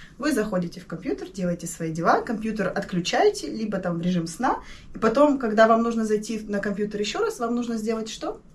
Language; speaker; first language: Russian; native; Russian